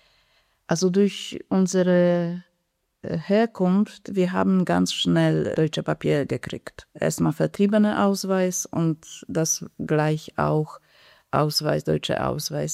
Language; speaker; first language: German; non-native, fluent; Polish